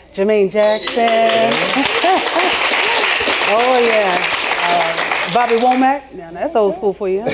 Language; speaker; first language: English; native; English